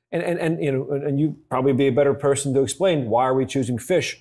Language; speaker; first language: English; native; English